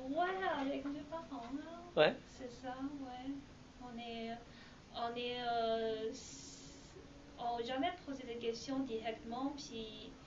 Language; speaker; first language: French; non-native, learner; Chinese